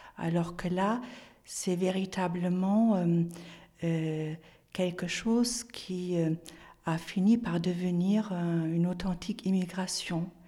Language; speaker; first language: French; non-native, fluent; German